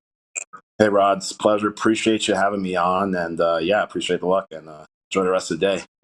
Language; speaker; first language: English; native; English